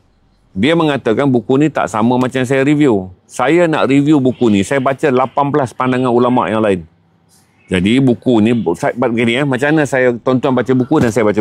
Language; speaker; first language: Malay; native; Malay